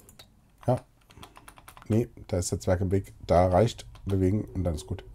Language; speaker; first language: German; native; German